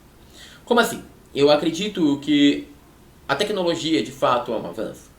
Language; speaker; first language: Portuguese; native; Portuguese